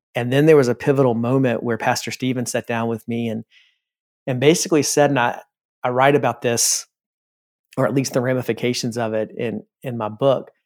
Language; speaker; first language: English; native; English